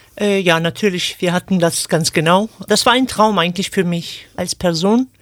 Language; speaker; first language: German; non-native, fluent; Kurdish